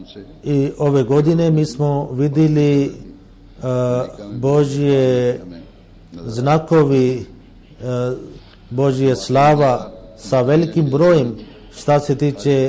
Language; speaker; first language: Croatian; non-native, fluent; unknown